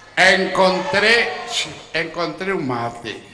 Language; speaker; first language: Spanish; native; Spanish